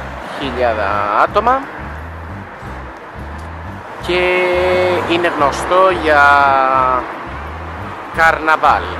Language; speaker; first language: Greek; non-native, learner; Spanish